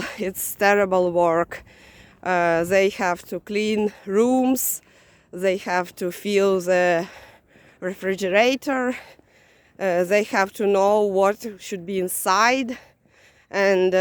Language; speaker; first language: English; non-native, fluent; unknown